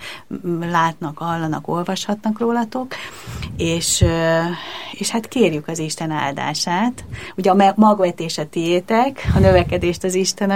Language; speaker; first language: Hungarian; native; Hungarian